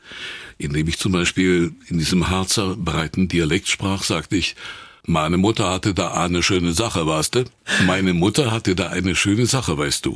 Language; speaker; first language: German; native; German